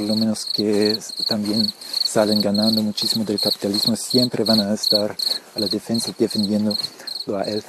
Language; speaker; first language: Spanish; early bilingual, heritage; Spanish